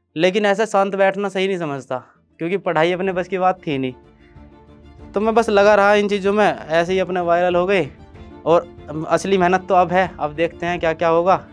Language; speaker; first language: Hindi; native; Hindi